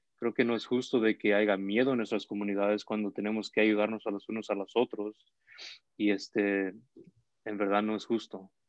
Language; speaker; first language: Spanish; early bilingual, heritage; Spanish